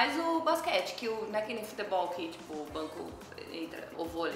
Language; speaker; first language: Portuguese; native; Portuguese